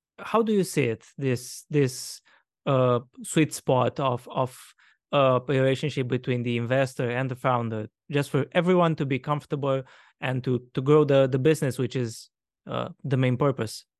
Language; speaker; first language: English; non-native, fluent; Romanian